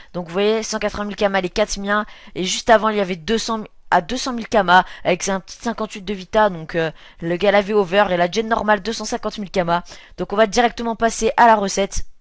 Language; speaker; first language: French; native; French